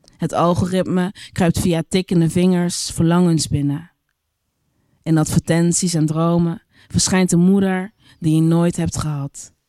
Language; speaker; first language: Dutch; native; Dutch